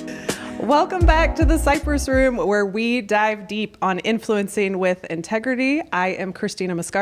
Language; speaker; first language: English; native; English